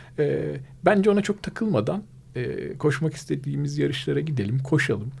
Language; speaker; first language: Turkish; native; Turkish